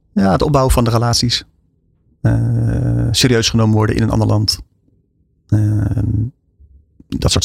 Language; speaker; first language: Dutch; native; Dutch